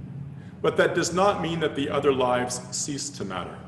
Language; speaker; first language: English; native; English